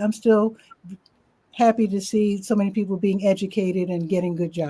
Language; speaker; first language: English; native; English